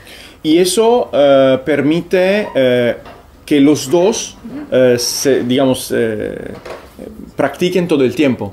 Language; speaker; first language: Spanish; non-native, fluent; Italian